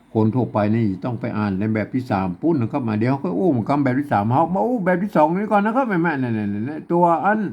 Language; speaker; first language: Thai; non-native, local second language; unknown